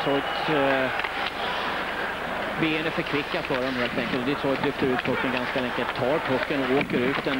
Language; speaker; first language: Swedish; native; Swedish